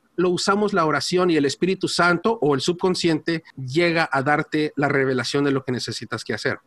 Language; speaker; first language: Spanish; early bilingual, heritage; Spanish